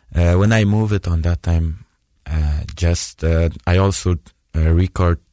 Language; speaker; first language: English; non-native, fluent; Persian